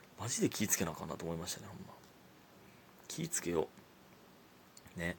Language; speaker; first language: Japanese; native; Japanese